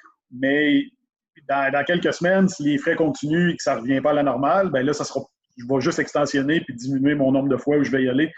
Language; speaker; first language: French; native; French